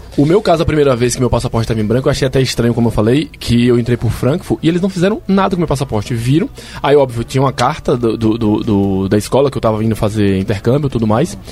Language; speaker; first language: Portuguese; native; Portuguese